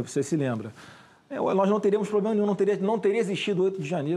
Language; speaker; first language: Portuguese; native; Portuguese